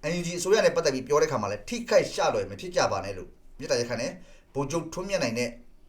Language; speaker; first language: Burmese; native; Burmese